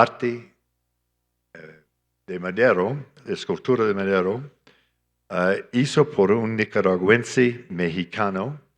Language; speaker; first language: Spanish; non-native, fluent; English